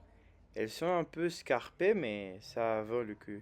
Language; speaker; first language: French; non-native, fluent; Spanish